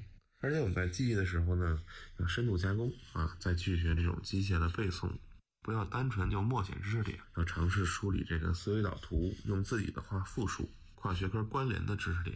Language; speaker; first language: Chinese; native; Chinese